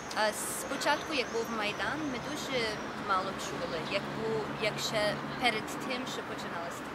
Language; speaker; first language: Ukrainian; early bilingual, heritage; Ukrainian